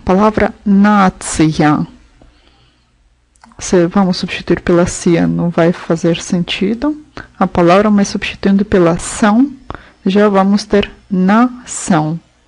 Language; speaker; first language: Portuguese; non-native, fluent; Russian